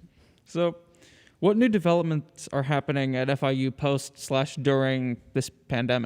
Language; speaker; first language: English; native; English